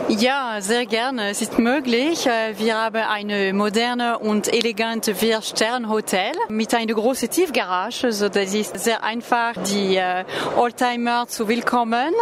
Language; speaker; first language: German; non-native, learner; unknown